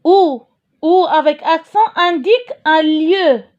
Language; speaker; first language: French; non-native, local second language; Arabic